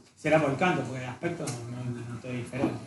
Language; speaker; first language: Spanish; native; Spanish